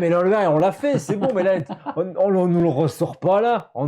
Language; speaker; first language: French; native; French